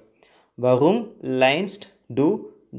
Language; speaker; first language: German; non-native, learner; Tamil